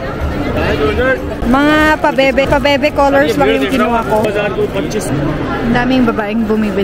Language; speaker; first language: Filipino; native; Filipino